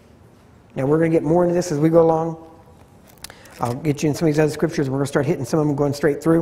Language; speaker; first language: English; native; English